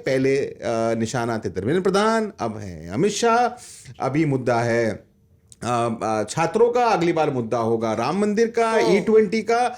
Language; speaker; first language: Hindi; native; Hindi